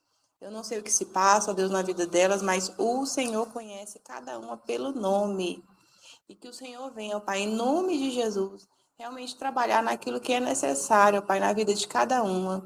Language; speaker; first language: Portuguese; native; Portuguese